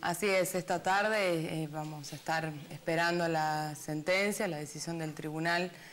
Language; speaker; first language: Spanish; native; Spanish